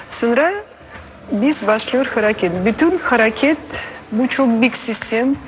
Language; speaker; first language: Turkish; non-native, learner; Armenian